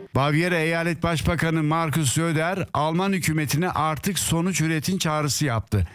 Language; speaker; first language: Turkish; early bilingual, heritage; Turkish